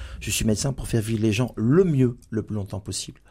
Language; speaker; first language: French; native; French